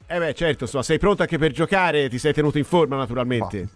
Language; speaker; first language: Italian; native; Italian